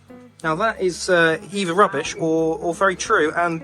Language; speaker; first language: English; native; English